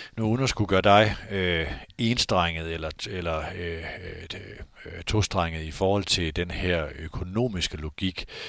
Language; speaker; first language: Danish; native; Danish